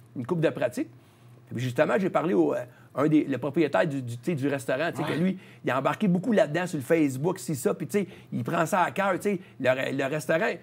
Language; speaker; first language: French; native; French